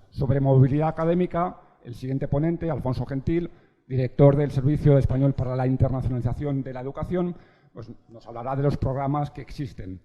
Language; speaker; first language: Spanish; native; Spanish